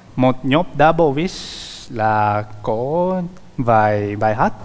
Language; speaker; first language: Vietnamese; non-native, learner; Japanese